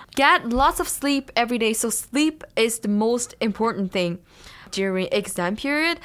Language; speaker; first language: English; non-native, fluent; Chinese